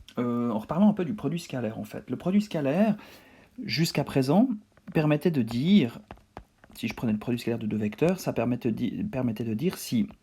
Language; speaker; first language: French; native; French